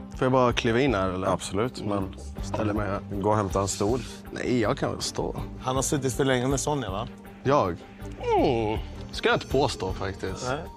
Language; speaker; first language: Swedish; non-native, fluent; Arabic